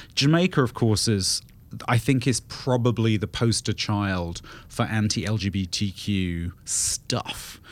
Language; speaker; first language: English; native; English